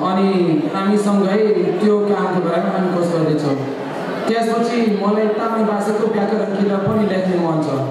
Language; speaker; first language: Nepali; non-native, fluent; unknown